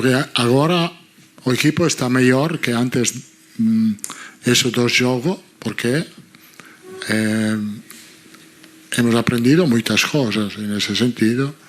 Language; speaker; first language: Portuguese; non-native, learner; Italian